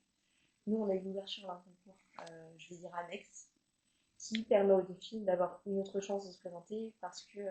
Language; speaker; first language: French; native; French